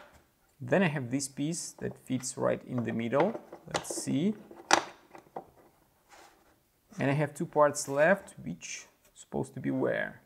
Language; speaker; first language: English; non-native, fluent; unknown